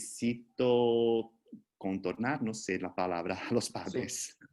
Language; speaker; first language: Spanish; non-native, fluent; Portuguese